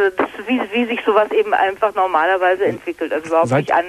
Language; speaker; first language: German; native; German